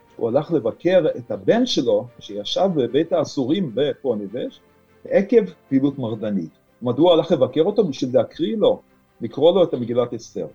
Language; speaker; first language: Hebrew; non-native, fluent; Yiddish